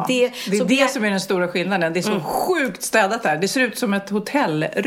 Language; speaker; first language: Swedish; native; Swedish